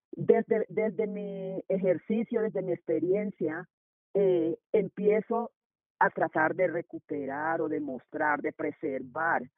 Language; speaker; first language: Spanish; non-native, local second language; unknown